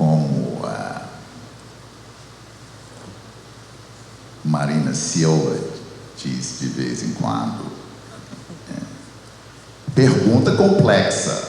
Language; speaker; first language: Portuguese; non-native, fluent; English